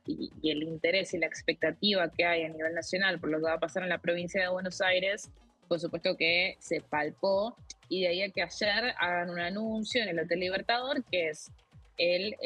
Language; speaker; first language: Spanish; native; Spanish